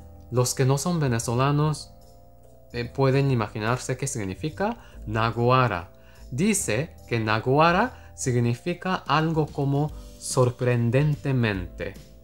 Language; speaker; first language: Spanish; non-native, fluent; Japanese